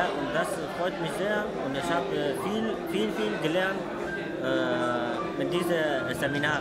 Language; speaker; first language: German; non-native, learner; Arabic